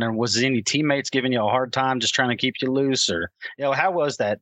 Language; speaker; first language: English; native; English